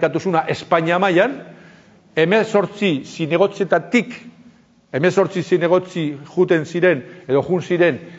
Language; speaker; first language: Basque; native; Basque